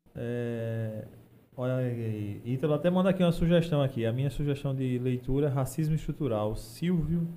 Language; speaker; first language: Portuguese; native; Portuguese